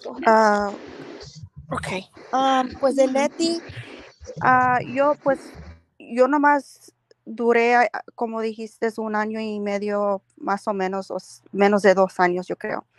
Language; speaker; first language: Spanish; early bilingual, heritage; Spanish